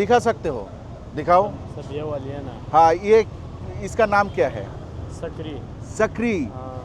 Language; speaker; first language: Hindi; non-native, learner; Bangla